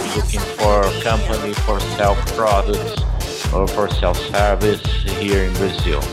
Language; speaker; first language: English; non-native, learner; Portuguese